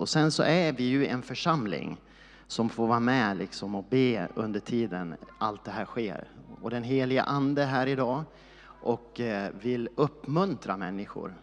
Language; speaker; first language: Swedish; native; Swedish